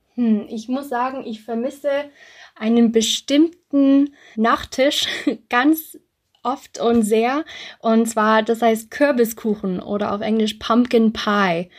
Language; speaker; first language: German; early bilingual, other home language; English